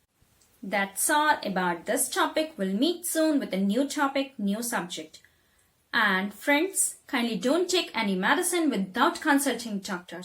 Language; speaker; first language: English; non-native, local second language; Hindi